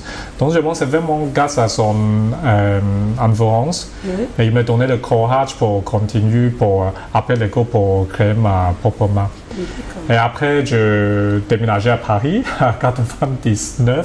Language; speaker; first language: French; non-native, learner; Cantonese